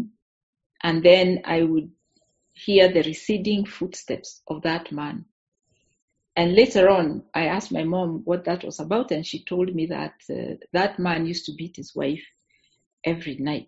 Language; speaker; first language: English; non-native, local second language; Meru